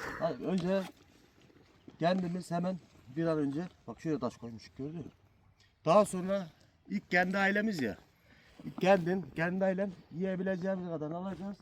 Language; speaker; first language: Turkish; native; Turkish